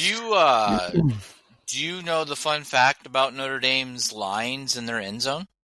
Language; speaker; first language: English; native; English